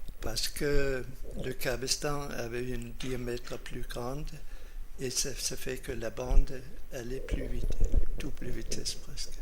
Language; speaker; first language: French; non-native, fluent; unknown